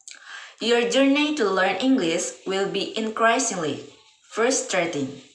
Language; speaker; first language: English; non-native, learner; Indonesian